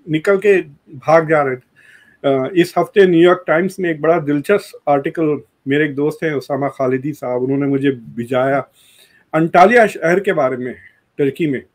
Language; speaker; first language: Hindi; non-native, local second language; Urdu